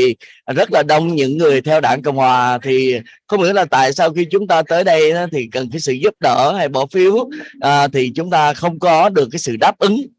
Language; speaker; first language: Vietnamese; native; Vietnamese